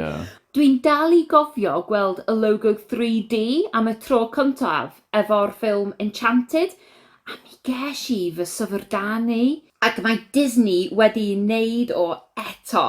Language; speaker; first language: Welsh; non-native, learner; English